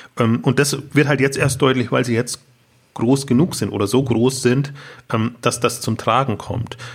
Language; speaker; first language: German; native; German